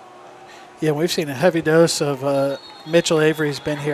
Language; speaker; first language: English; native; English